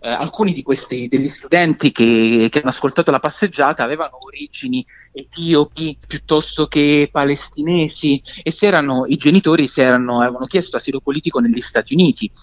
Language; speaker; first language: Italian; native; Italian